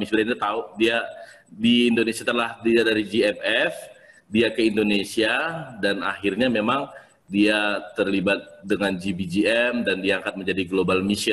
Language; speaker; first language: Indonesian; native; Indonesian